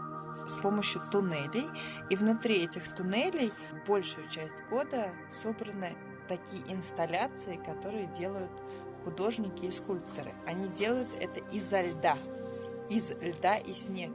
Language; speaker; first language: Russian; native; Russian